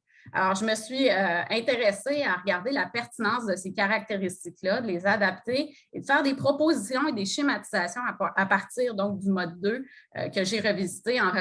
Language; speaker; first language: French; native; French